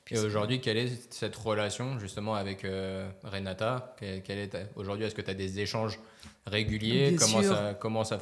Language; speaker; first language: French; native; French